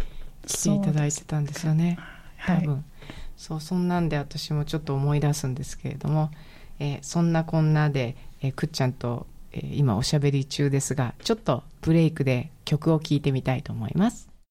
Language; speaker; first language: Japanese; native; Japanese